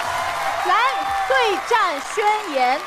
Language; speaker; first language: Chinese; native; Chinese